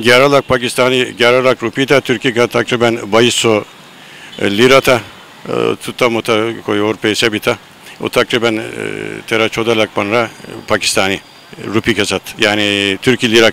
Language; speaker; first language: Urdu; non-native, learner; Turkish